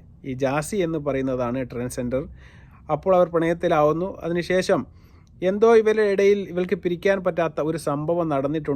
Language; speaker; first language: Malayalam; native; Malayalam